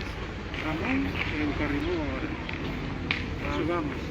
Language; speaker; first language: Spanish; non-native, local second language; Galician